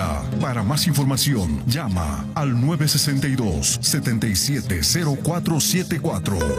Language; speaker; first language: Spanish; native; Spanish